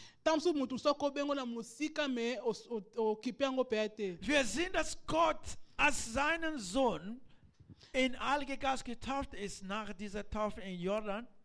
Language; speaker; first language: German; non-native, learner; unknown